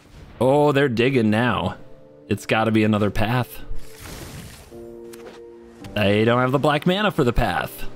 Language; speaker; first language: English; native; English